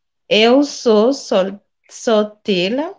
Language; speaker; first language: Portuguese; non-native, learner; Haitian Creole